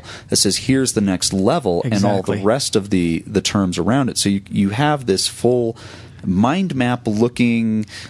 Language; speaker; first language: English; native; English